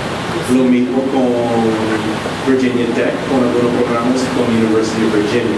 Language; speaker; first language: Spanish; non-native, fluent; English